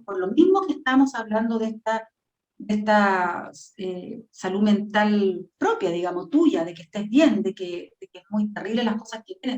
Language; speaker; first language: Spanish; native; Spanish